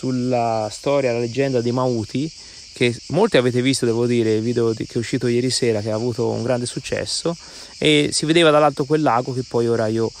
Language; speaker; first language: Italian; native; Italian